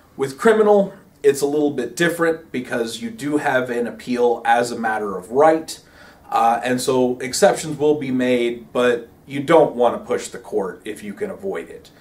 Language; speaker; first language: English; native; English